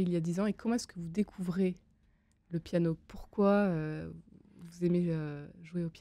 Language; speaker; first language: French; native; French